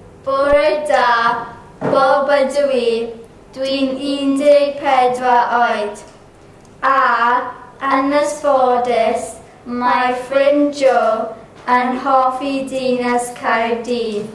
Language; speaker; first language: Welsh; non-native, local second language; English